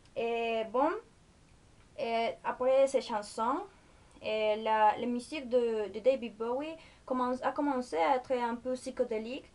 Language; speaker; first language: French; non-native, learner; Spanish